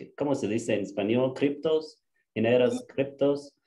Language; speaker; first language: Spanish; non-native, learner; Persian